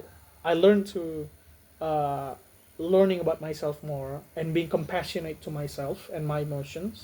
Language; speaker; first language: English; non-native, fluent; Indonesian